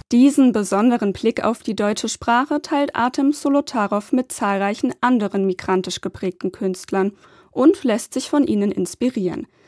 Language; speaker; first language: German; native; German